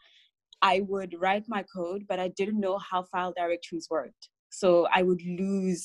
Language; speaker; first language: English; non-native, local second language; Tswana